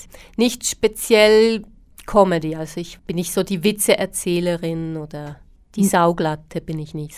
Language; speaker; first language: German; early bilingual, other home language; Slovak